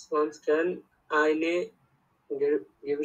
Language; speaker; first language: German; non-native, learner; Bangla